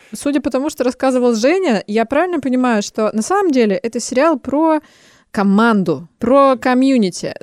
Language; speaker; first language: Russian; native; Russian